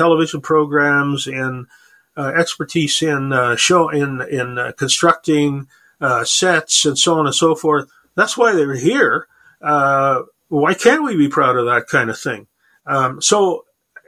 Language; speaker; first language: English; native; English